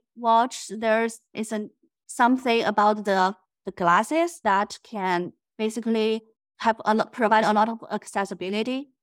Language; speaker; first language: English; non-native, fluent; Chinese